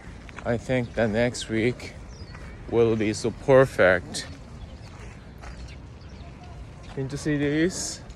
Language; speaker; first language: English; non-native, learner; Japanese